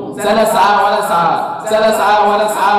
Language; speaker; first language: Arabic; native; Arabic